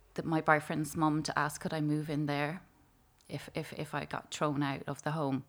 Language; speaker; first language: English; native; English